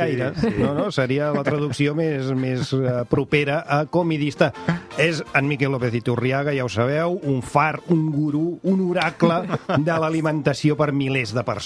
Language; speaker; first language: Catalan; native; Catalan